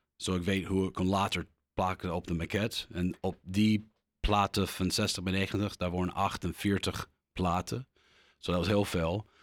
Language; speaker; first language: Dutch; non-native, learner; English